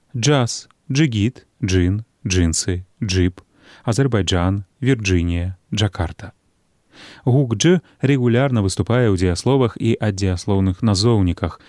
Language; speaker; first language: Belarusian; native; Belarusian